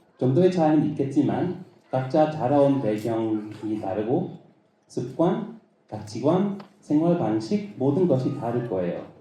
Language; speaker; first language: Korean; non-native, fluent; English